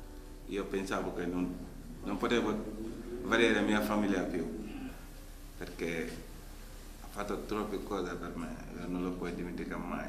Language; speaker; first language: Italian; non-native, learner; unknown